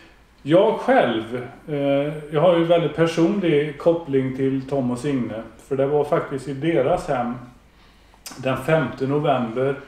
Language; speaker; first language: Swedish; native; Swedish